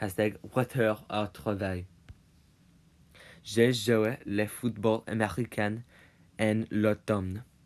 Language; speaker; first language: French; non-native, learner; English